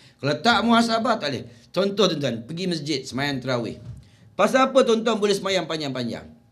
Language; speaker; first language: Malay; native; Malay